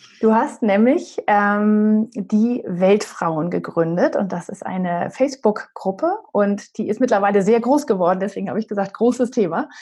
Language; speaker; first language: German; native; German